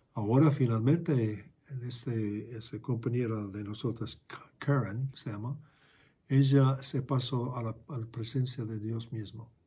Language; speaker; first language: Spanish; non-native, fluent; English